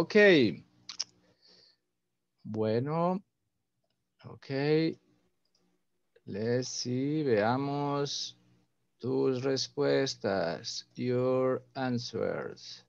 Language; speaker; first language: Spanish; non-native, fluent; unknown